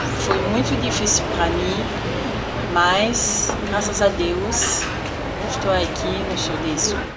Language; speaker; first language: Portuguese; non-native, learner; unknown